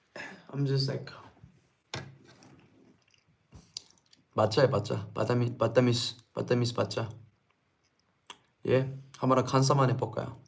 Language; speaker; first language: Hindi; non-native, learner; Korean